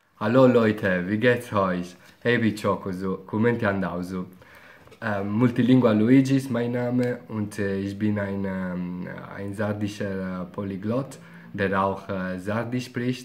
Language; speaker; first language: German; non-native, fluent; Italian